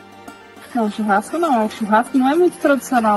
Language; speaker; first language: Portuguese; native; Portuguese